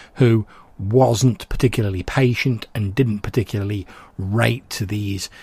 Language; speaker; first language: English; native; English